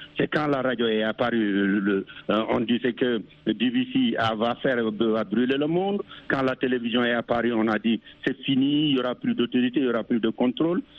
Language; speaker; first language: French; non-native, local second language; Wolof